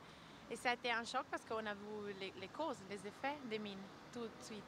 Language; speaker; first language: French; non-native, local second language; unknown